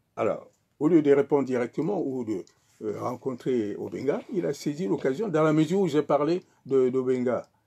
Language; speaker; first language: French; non-native, local second language; Sango